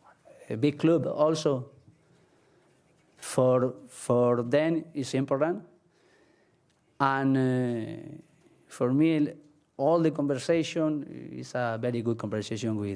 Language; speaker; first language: English; non-native, learner; Spanish